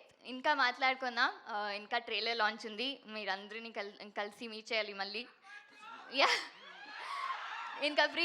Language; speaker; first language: Telugu; non-native, learner; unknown